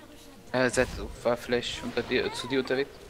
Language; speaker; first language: German; native; German